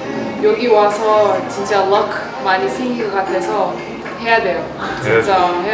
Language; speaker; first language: Korean; non-native, fluent; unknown